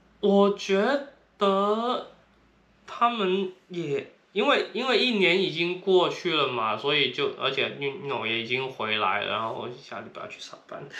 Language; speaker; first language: Chinese; non-native, local second language; Cantonese